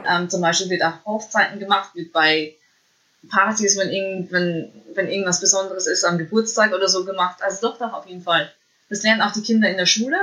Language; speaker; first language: German; native; German